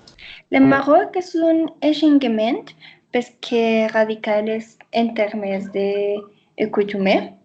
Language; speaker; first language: French; non-native, learner; Spanish